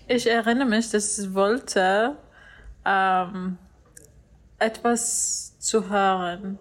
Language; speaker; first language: German; non-native, learner; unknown